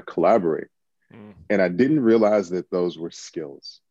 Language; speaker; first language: English; native; English